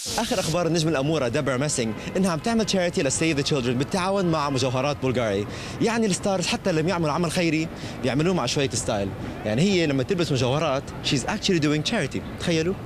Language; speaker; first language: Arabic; non-native, local second language; Korean